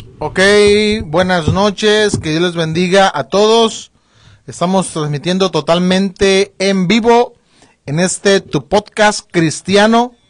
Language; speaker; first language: Spanish; native; Spanish